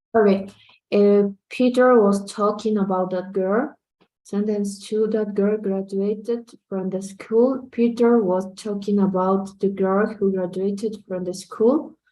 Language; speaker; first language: English; non-native, learner; Spanish